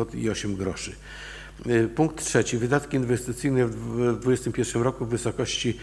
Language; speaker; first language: Polish; native; Polish